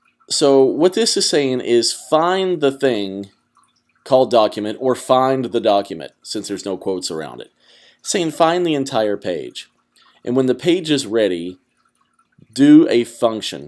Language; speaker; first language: English; native; English